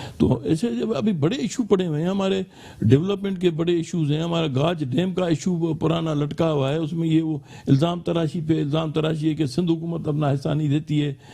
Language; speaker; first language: Urdu; non-native, local second language; Sindhi